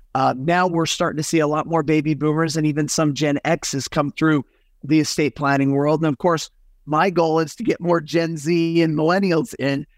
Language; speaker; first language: English; native; English